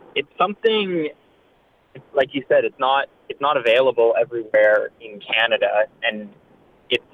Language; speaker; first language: English; native; English